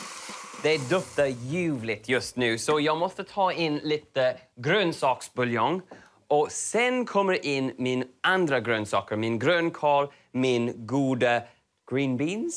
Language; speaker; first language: Swedish; non-native, learner; English